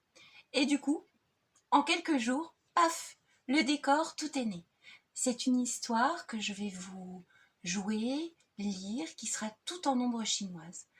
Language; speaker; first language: French; native; French